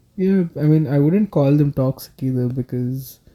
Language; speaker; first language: English; non-native, local second language; Telugu